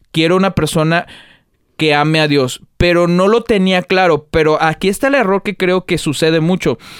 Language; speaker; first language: Spanish; early bilingual, heritage; Spanish